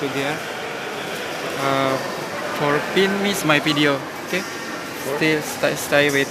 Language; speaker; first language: English; non-native, learner; Indonesian